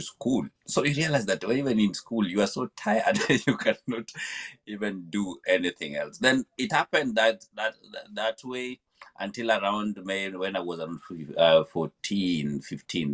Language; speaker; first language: English; non-native, local second language; Luo (Kenya and Tanzania)